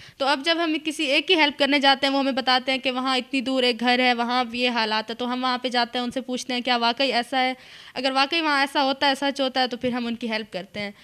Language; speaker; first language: Urdu; non-native, local second language; Punjabi